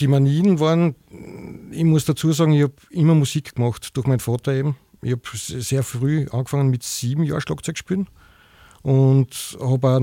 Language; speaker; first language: German; native; German